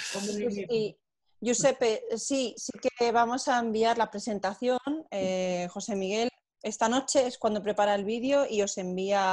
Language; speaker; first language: Spanish; native; Spanish